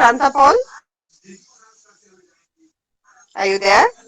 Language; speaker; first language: English; non-native, learner; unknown